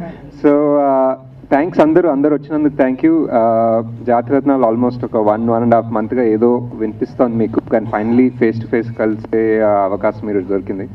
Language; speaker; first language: Telugu; native; Telugu